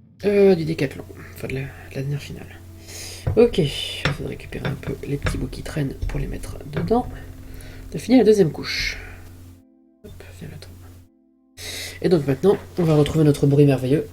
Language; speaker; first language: French; native; French